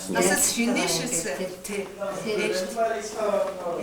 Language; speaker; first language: German; non-native, learner; Mongolian